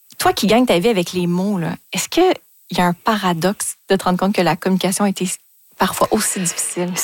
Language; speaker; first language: French; native; French